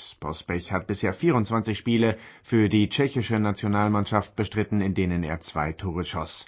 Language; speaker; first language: German; native; German